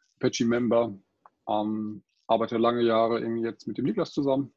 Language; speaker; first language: German; non-native, fluent; English